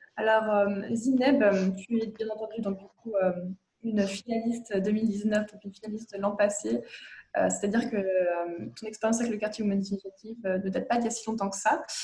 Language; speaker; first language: French; native; French